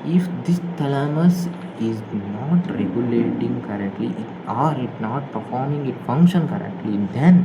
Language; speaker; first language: English; non-native, local second language; Kannada